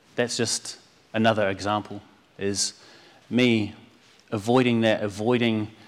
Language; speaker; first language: English; native; English